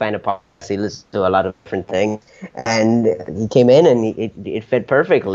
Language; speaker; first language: English; early bilingual, other home language; Spanish